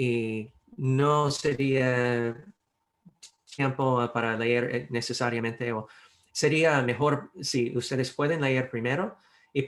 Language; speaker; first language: Spanish; non-native, fluent; English